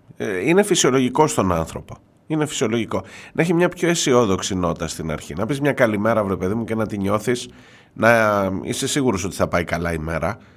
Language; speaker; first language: Greek; native; Greek